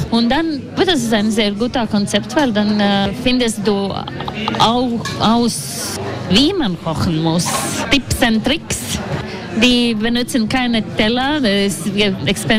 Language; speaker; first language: German; non-native, fluent; Latvian